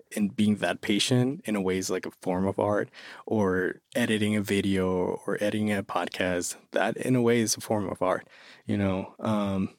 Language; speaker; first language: English; non-native, fluent; Spanish